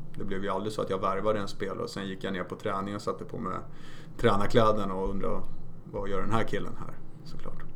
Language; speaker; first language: Swedish; early bilingual, other home language; Polish